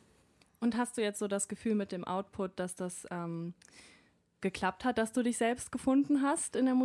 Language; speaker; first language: German; native; German